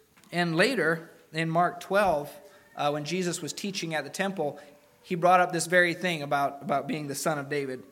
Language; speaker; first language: English; native; English